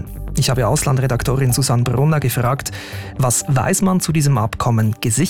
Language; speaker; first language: German; native; German